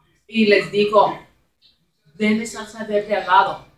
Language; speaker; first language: Spanish; early bilingual, other home language; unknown